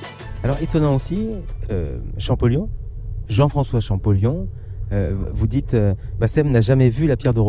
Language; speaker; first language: French; native; French